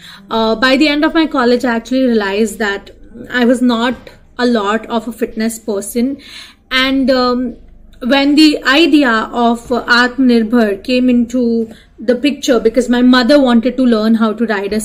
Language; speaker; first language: English; non-native, local second language; Hindi